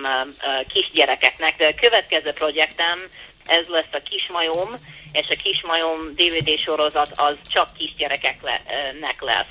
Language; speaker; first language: Hungarian; early bilingual, heritage; Hungarian